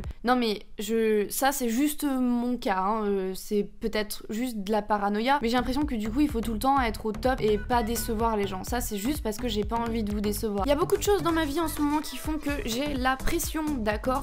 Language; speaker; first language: French; native; French